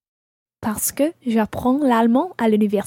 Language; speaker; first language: French; non-native, learner; English